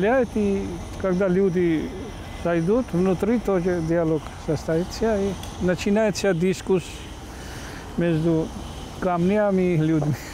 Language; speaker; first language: Russian; non-native, fluent; Georgian